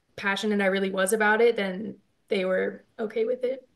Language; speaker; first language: English; native; English